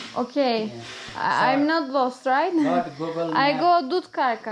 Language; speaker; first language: English; non-native, learner; Turkish